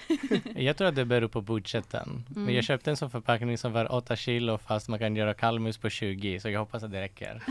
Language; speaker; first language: Swedish; non-native, fluent; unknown